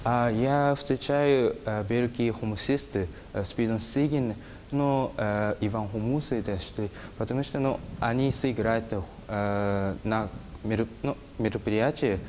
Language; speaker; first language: Russian; non-native, learner; Japanese